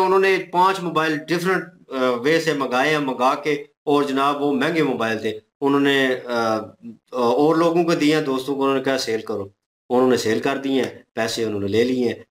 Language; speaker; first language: Urdu; non-native, local second language; Punjabi